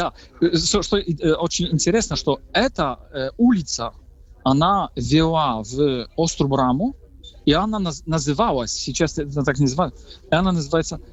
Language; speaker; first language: Russian; non-native, fluent; Polish